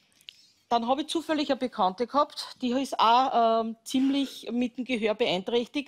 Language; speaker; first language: German; native; German